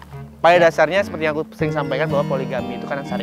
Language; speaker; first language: Indonesian; native; Indonesian